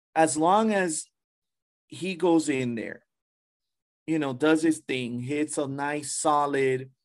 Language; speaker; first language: English; early bilingual, other home language; Spanish